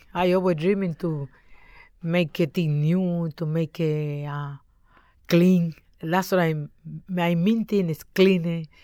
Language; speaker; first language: English; non-native, learner; Spanish